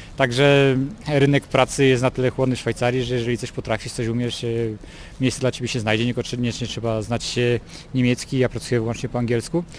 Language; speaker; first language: Polish; native; Polish